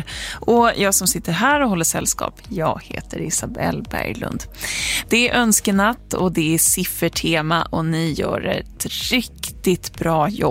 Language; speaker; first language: Swedish; native; Swedish